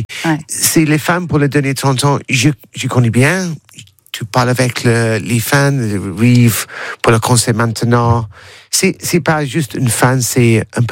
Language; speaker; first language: French; non-native, learner; English